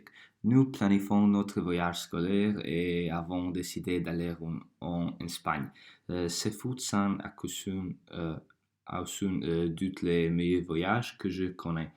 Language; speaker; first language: French; non-native, learner; Croatian